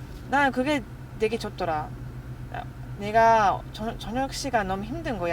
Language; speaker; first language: Korean; non-native, fluent; Japanese